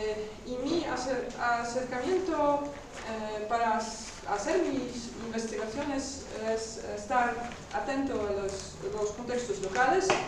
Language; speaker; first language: Spanish; non-native, learner; Polish